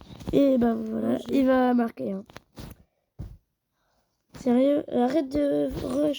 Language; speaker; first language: French; native; French